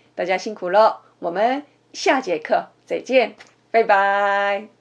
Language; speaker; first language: Chinese; non-native, fluent; Korean